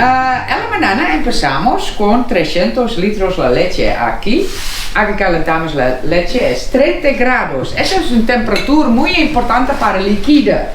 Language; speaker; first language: Spanish; non-native, learner; Dutch